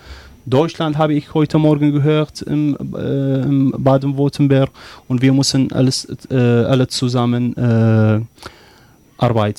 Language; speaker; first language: German; non-native, learner; Arabic